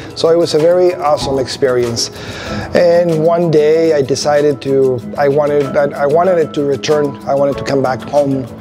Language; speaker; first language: English; non-native, fluent; Spanish